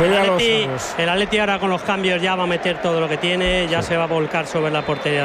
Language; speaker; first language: Spanish; native; Spanish